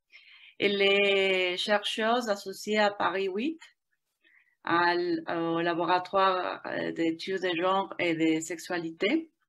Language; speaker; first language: French; non-native, fluent; Spanish